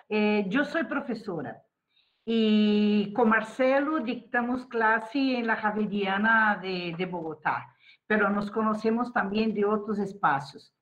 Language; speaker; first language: Spanish; non-native, fluent; Portuguese